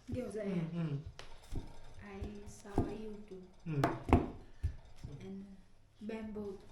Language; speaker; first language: English; non-native, learner; Nepali